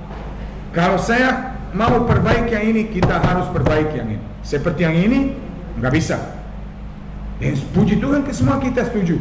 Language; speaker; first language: Indonesian; non-native, fluent; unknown